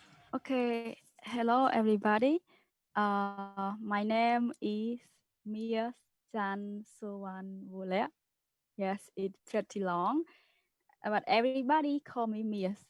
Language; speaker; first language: English; non-native, learner; Khmer